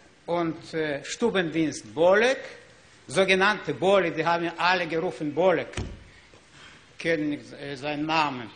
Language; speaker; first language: German; non-native, learner; Ukrainian